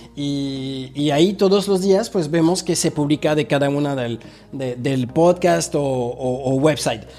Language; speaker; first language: Spanish; non-native, fluent; French